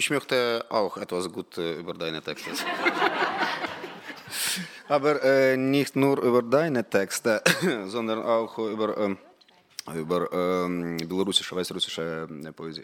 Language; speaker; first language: German; non-native, fluent; Ukrainian